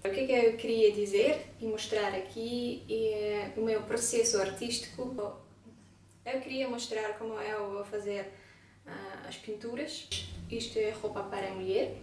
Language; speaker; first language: Portuguese; non-native, learner; Ukrainian